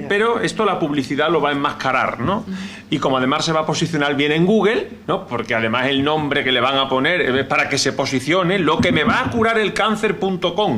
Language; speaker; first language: Spanish; native; Spanish